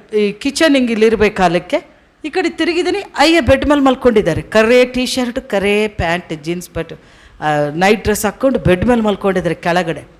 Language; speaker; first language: Kannada; non-native, local second language; Telugu